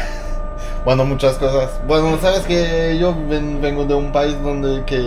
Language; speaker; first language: Spanish; non-native, fluent; French